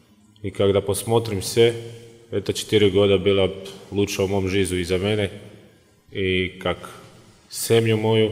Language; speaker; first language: Russian; non-native, fluent; Croatian